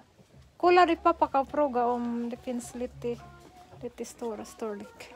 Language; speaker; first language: Swedish; non-native, learner; Cebuano